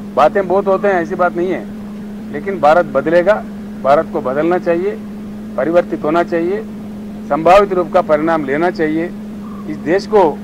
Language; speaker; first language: Hindi; non-native, local second language; Telugu